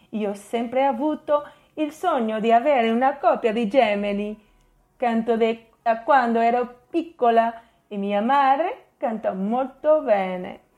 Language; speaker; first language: Italian; non-native, fluent; Portuguese